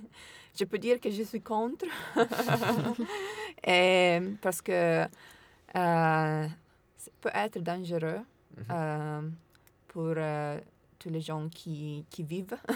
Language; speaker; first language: French; non-native, learner; Italian